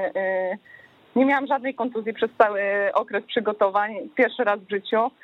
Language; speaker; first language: Polish; native; Polish